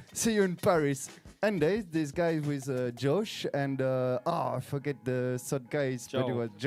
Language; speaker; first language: English; non-native, learner; French